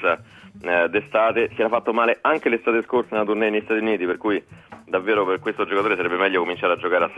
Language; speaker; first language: Italian; native; Italian